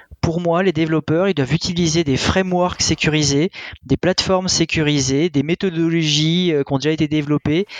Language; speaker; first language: French; native; French